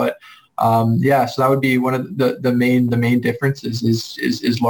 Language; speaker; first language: English; native; English